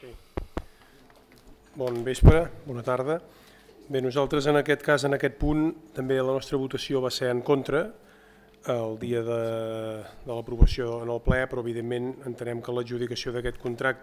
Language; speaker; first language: Catalan; native; Catalan